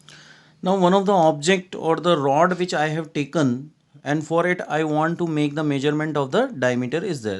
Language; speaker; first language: English; non-native, local second language; Hindi